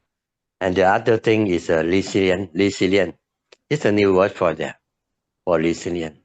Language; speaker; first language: English; non-native, learner; Thai